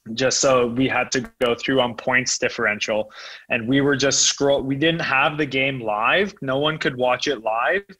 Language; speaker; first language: English; native; English